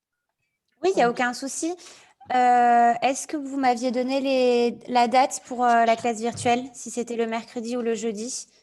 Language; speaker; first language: French; native; French